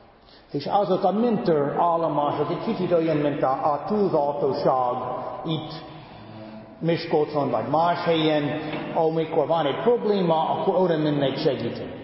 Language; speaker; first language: Hungarian; non-native, fluent; English